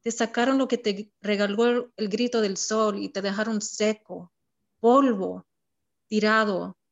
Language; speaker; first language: Spanish; early bilingual, heritage; Spanish